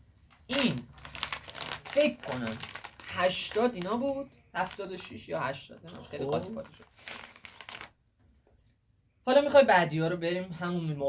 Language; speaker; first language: Persian; native; Persian